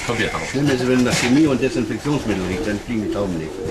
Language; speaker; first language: German; native; German